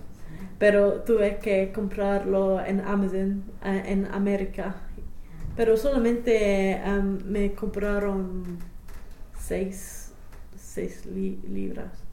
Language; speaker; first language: Spanish; non-native, fluent; English